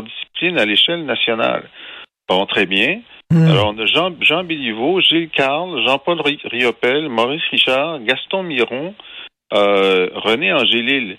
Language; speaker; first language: French; native; French